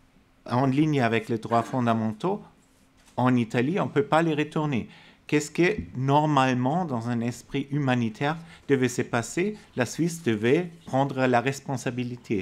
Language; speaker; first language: French; non-native, fluent; German